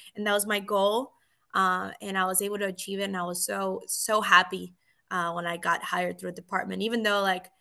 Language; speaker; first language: English; early bilingual, other home language; Spanish